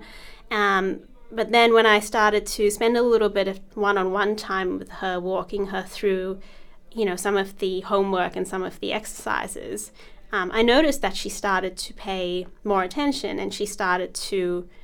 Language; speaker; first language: English; native; English